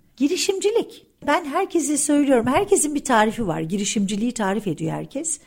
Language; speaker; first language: Turkish; early bilingual, heritage; Turkish